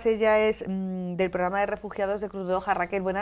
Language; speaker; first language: Spanish; native; Spanish